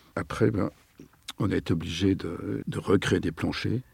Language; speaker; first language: French; native; French